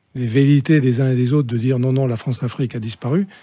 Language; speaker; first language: French; native; French